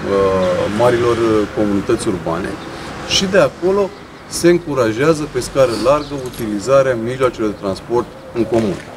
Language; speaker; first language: Romanian; native; Romanian